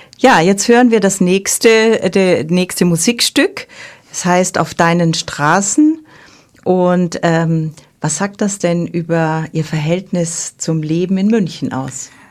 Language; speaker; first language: German; native; German